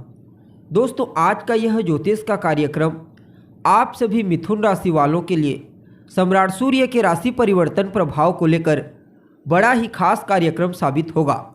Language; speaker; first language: Hindi; native; Hindi